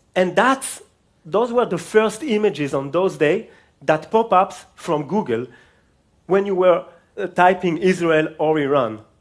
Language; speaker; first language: English; non-native, fluent; Hebrew